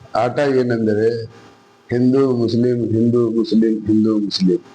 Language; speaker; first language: Kannada; non-native, local second language; Urdu